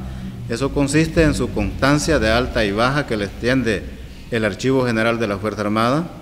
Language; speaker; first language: Spanish; native; Spanish